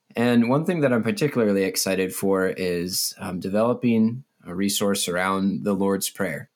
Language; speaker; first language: English; native; English